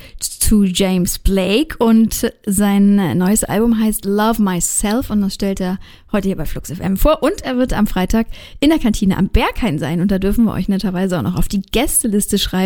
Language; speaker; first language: German; native; German